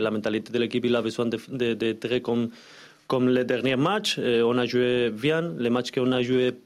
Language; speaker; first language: French; non-native, learner; Spanish